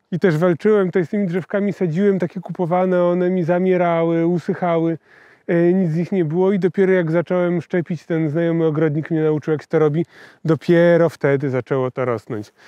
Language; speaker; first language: Polish; native; Polish